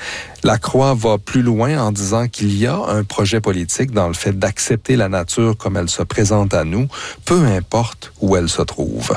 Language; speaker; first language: French; native; French